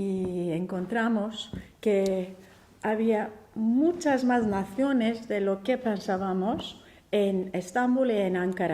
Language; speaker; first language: Spanish; non-native, fluent; Turkish